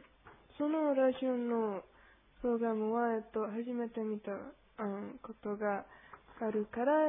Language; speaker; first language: Japanese; non-native, learner; Spanish